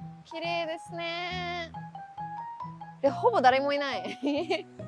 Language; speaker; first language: Japanese; non-native, fluent; English